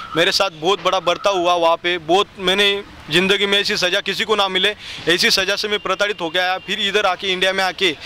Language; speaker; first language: Hindi; non-native, local second language; Marathi